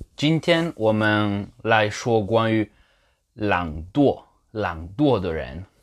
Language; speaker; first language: Chinese; non-native, fluent; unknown